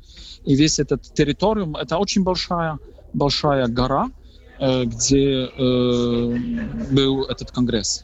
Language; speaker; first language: Russian; non-native, fluent; Polish